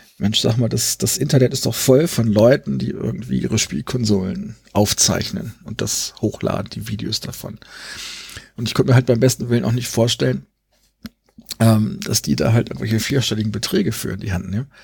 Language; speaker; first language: German; native; German